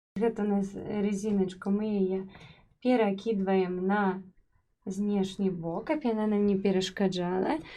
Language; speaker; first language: Belarusian; native; Belarusian